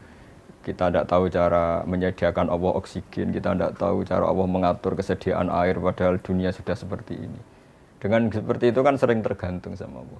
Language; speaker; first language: Indonesian; native; Indonesian